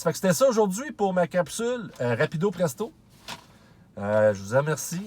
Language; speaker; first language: French; native; French